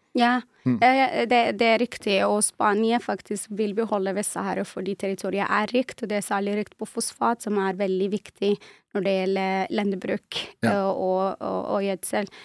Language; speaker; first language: Norwegian; non-native, fluent; Arabic